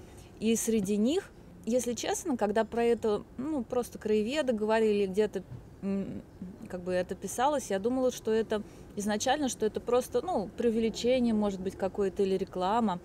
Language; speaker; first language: Russian; native; Russian